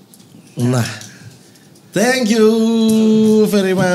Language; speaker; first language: English; non-native, learner; Indonesian